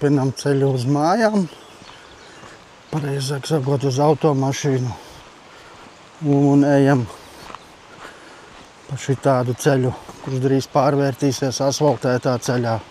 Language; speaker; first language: Latvian; native; Latvian